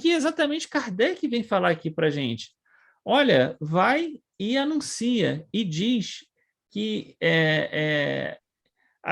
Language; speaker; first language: Portuguese; native; Portuguese